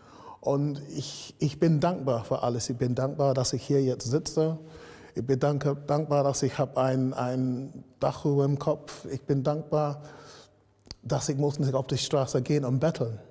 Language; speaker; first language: German; non-native, fluent; English